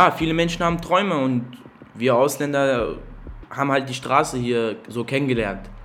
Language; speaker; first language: German; early bilingual, other home language; Arabic